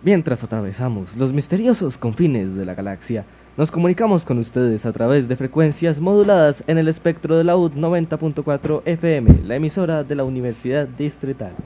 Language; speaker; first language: Spanish; native; Spanish